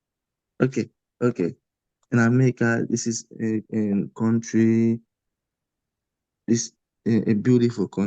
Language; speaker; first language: English; non-native, learner; Haitian Creole